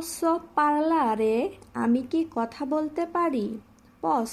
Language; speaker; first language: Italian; non-native, fluent; Bangla